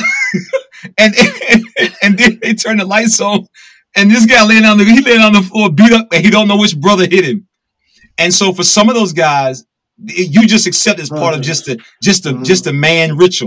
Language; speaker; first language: English; native; English